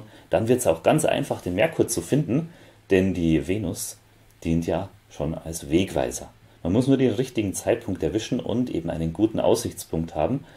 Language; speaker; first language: German; native; German